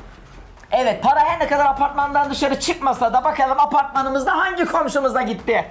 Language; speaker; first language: Turkish; native; Turkish